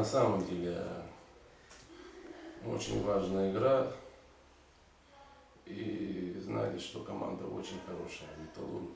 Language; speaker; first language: Russian; native; Russian